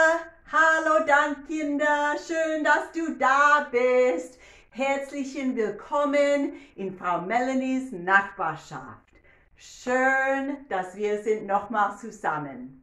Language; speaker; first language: German; non-native, learner; English